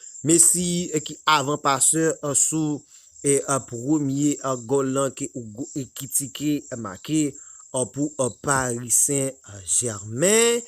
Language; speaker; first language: French; non-native, local second language; Haitian Creole